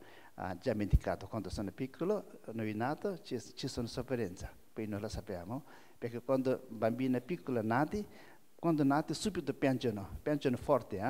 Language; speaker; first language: Italian; non-native, learner; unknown